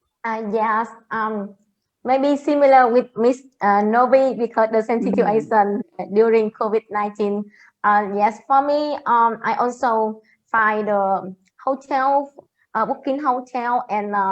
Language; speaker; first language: English; non-native, learner; Vietnamese